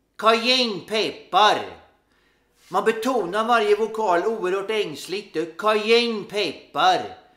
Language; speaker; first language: Swedish; native; Swedish